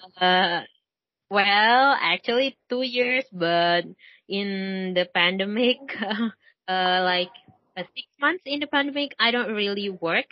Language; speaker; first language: English; non-native, learner; Indonesian